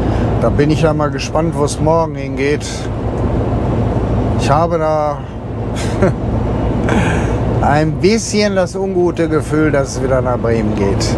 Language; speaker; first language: German; native; German